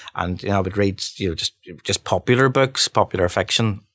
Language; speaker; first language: English; native; English